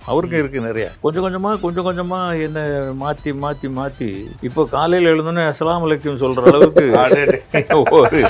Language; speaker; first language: Tamil; native; Tamil